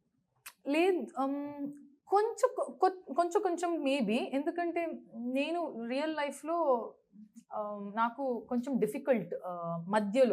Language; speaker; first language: Telugu; non-native, learner; Kannada